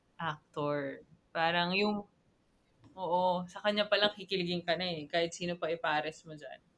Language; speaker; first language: Filipino; native; Filipino